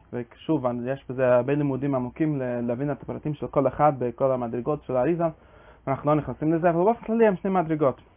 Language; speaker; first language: Hebrew; non-native, fluent; English